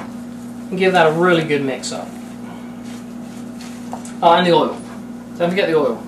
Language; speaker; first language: English; native; English